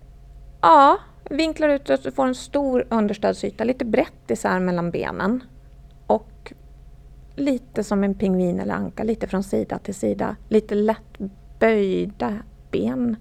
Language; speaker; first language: Swedish; native; Swedish